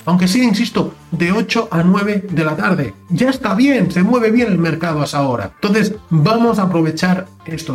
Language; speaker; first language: Spanish; native; Spanish